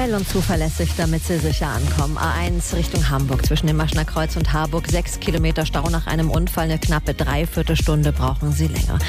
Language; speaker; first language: German; native; German